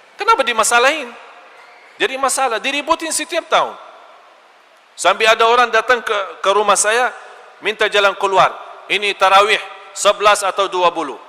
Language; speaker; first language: Malay; non-native, fluent; Arabic